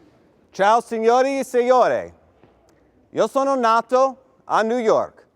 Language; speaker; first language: Italian; non-native, fluent; English